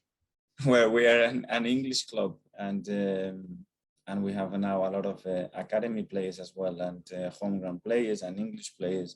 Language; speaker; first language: English; non-native, fluent; Spanish